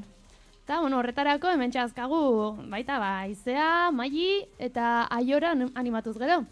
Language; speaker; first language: Basque; native; Basque